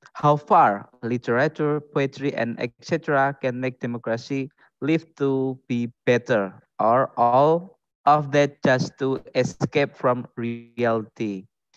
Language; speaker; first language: English; non-native, fluent; Indonesian